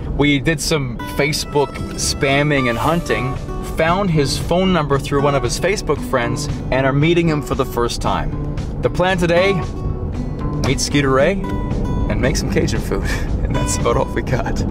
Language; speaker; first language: English; native; English